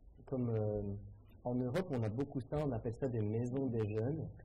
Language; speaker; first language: French; native; French